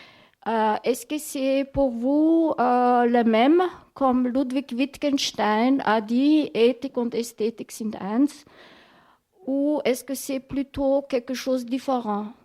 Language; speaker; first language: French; non-native, fluent; German